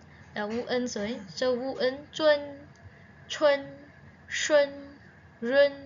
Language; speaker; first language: Chinese; non-native, fluent; Burmese